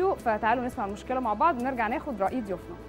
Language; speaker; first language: Arabic; native; Arabic